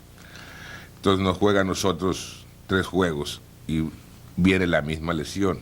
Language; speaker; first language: Spanish; native; Spanish